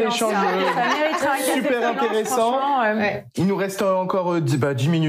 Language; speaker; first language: French; native; French